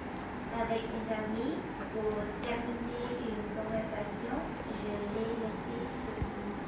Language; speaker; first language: French; non-native, learner; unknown